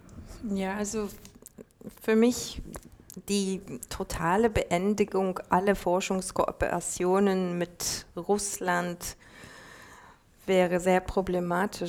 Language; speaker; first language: German; non-native, fluent; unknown